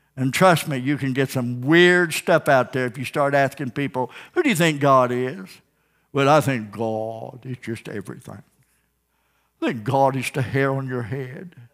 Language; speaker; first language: English; native; English